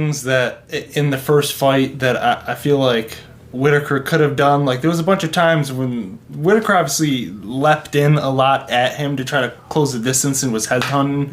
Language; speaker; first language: English; native; English